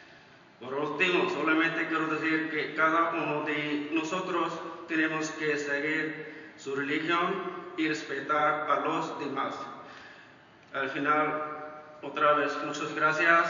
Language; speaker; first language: Spanish; non-native, learner; Punjabi